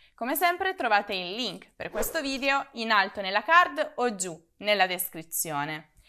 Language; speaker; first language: Italian; native; Italian